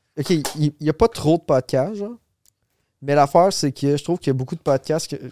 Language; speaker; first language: French; native; French